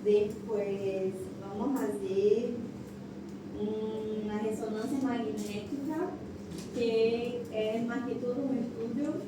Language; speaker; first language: Portuguese; non-native, learner; Spanish